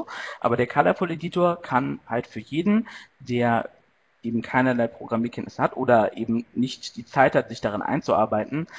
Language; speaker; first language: German; native; German